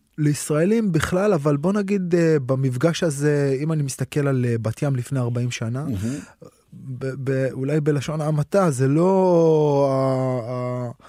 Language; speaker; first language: Hebrew; native; Hebrew